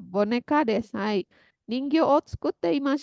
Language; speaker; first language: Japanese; non-native, fluent; Indonesian